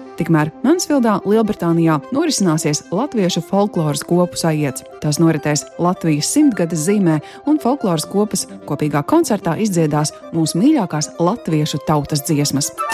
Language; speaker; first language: Latvian; native; Latvian